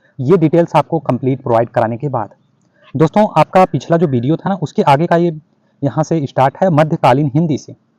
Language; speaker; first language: Hindi; native; Hindi